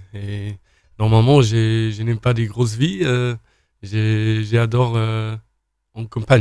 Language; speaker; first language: French; non-native, learner; Afrikaans